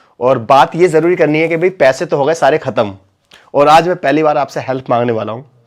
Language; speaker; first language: Hindi; native; Hindi